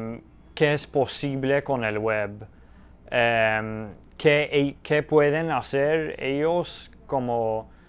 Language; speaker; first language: Spanish; early bilingual, heritage; Spanish